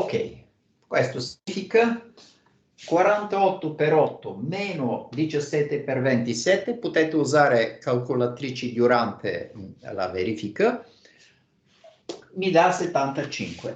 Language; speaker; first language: Italian; non-native, fluent; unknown